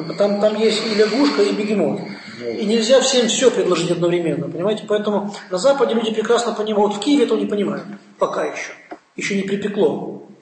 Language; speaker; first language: Russian; non-native, local second language; Ukrainian